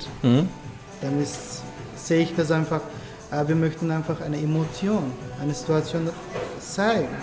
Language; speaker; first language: German; non-native, learner; Turkish